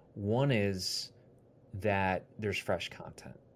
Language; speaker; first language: English; native; English